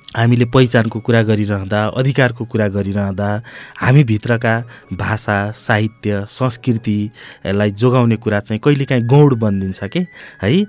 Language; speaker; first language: Nepali; native; Nepali